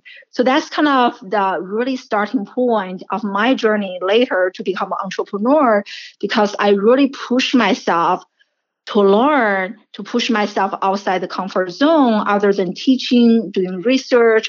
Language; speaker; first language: English; non-native, fluent; Chinese